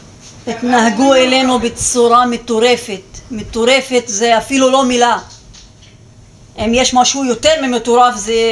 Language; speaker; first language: Hebrew; non-native, local second language; Arabic